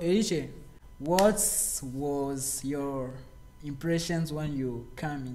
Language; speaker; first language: English; non-native, learner; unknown